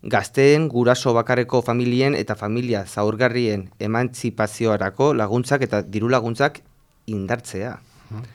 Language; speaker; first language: Basque; non-native, local second language; Spanish